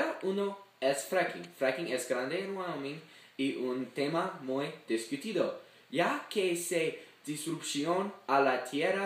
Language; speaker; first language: Spanish; non-native, learner; English